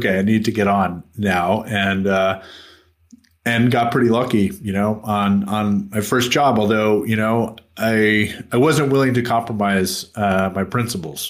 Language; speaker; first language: English; native; English